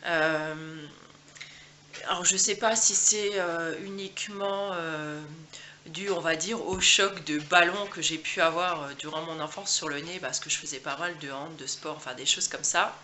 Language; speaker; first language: French; native; French